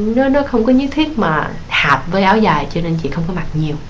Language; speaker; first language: Vietnamese; early bilingual, heritage; Vietnamese